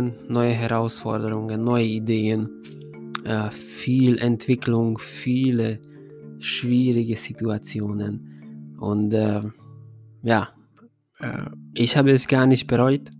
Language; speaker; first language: German; non-native, fluent; Hungarian